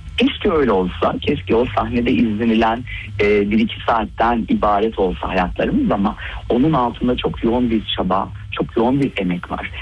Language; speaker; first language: Turkish; native; Turkish